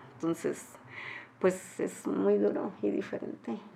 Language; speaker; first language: Spanish; native; Spanish